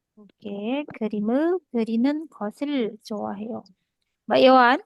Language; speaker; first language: Korean; non-native, fluent; Indonesian